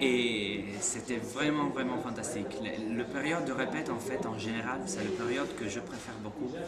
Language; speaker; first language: French; non-native, fluent; Italian